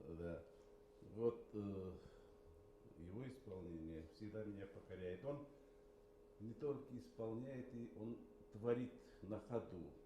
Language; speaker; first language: Russian; non-native, local second language; Bashkir